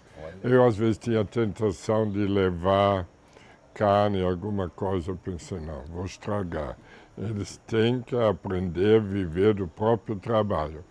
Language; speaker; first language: Portuguese; non-native, fluent; German